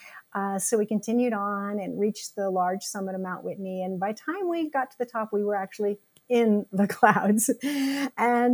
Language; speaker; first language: English; native; English